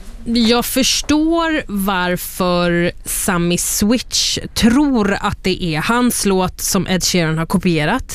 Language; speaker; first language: Swedish; native; Swedish